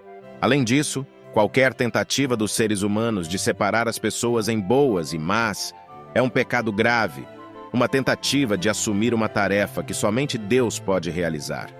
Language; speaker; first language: Portuguese; native; Portuguese